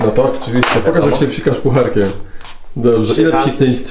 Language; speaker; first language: Polish; native; Polish